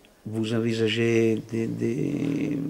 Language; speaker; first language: French; non-native, fluent; Italian